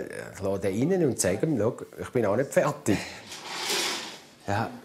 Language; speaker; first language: German; native; German